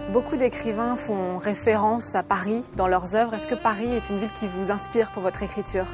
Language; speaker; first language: French; native; French